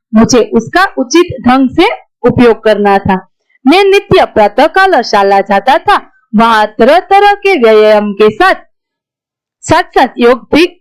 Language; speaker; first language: Hindi; non-native, local second language; Gujarati